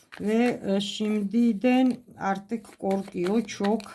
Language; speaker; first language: Turkish; non-native, fluent; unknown